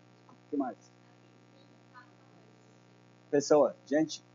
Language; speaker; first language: Portuguese; non-native, learner; English